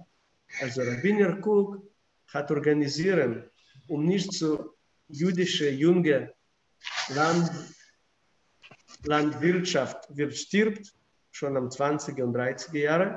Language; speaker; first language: German; non-native, fluent; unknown